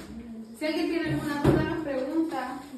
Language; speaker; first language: Spanish; native; Spanish